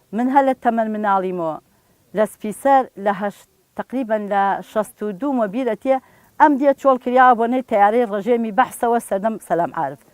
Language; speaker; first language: Central Kurdish; native; Central Kurdish